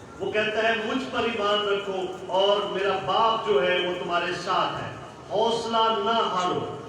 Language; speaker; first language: Urdu; non-native, local second language; Punjabi